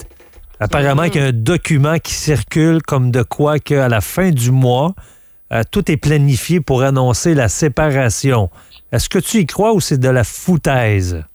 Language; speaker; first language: French; native; French